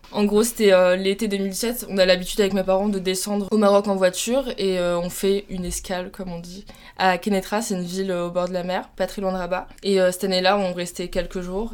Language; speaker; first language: French; native; French